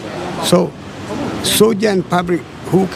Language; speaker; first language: English; non-native, learner; Burmese